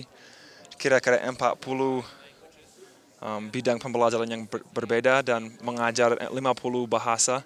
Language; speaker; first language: Indonesian; non-native, fluent; English